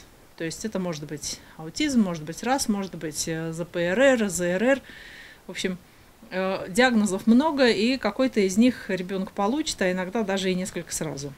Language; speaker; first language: Russian; native; Russian